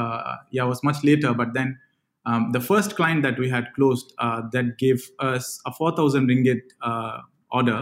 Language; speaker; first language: English; non-native, local second language; Bangla